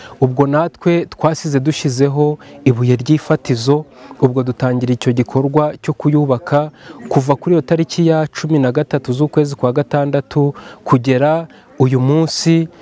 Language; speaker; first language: Kinyarwanda; native; Kinyarwanda